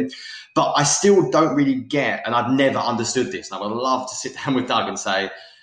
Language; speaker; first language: English; native; English